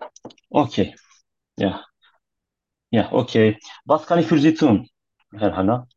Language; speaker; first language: German; non-native, learner; Turkish